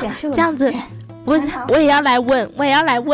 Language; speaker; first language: Chinese; native; Chinese